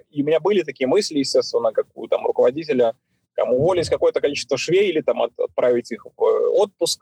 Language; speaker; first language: Russian; native; Russian